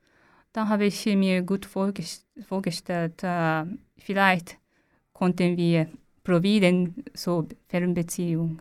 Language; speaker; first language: German; non-native, learner; Japanese